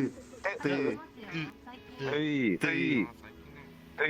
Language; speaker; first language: Japanese; native; Japanese